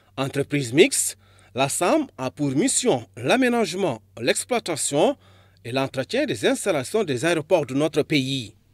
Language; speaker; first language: French; non-native, local second language; Arabic